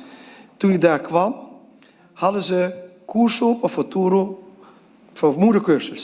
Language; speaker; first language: Dutch; non-native, local second language; Papiamento